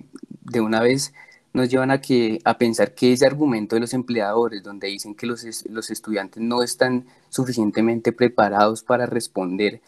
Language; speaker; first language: Spanish; native; Spanish